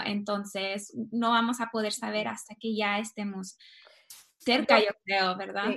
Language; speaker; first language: Spanish; early bilingual, other home language; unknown